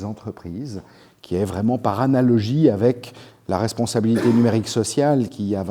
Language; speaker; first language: French; native; French